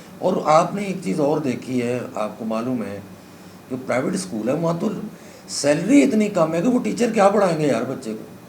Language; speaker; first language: Urdu; native; Urdu